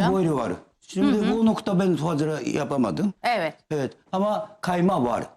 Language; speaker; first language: Turkish; non-native, learner; Japanese